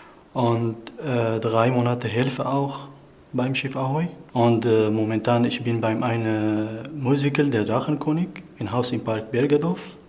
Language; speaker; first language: German; non-native, learner; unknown